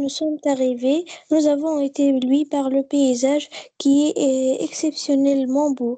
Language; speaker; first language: French; non-native, learner; Arabic